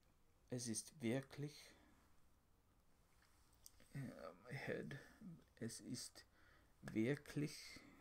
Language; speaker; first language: German; non-native, learner; English